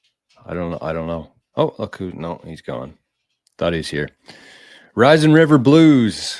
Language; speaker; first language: English; native; English